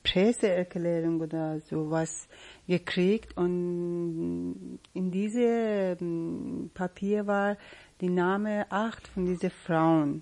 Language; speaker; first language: German; non-native, fluent; Persian